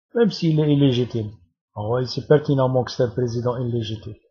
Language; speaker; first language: French; non-native, local second language; Arabic